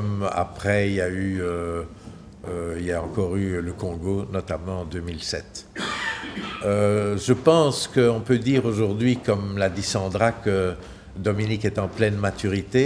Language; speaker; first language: French; native; French